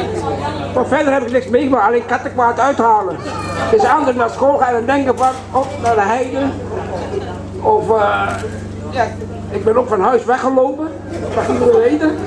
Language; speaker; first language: Dutch; early bilingual, other home language; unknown